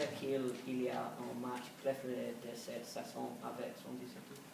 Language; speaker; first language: French; non-native, learner; English